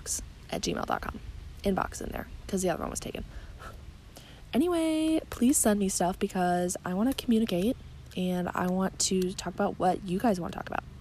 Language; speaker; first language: English; native; English